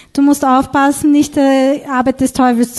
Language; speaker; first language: German; native; German